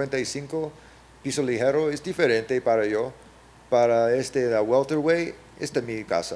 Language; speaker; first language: Spanish; non-native, learner; English